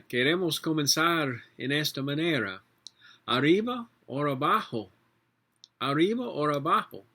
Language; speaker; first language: Spanish; non-native, learner; English